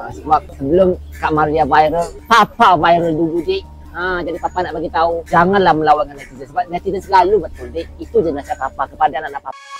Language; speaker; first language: Malay; native; Malay